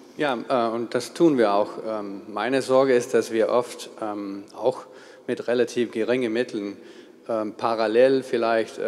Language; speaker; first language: German; non-native, fluent; Danish